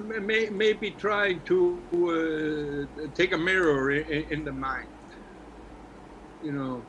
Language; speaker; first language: English; non-native, learner; Icelandic